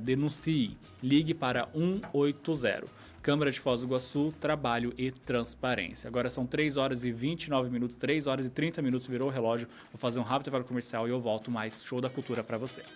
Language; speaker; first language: Portuguese; native; Portuguese